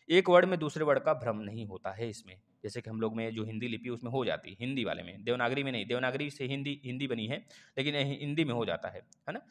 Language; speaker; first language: Hindi; native; Hindi